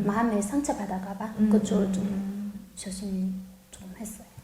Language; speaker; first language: Korean; non-native, learner; Chinese